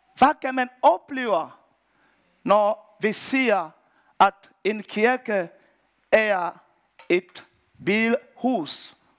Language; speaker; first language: Danish; non-native, fluent; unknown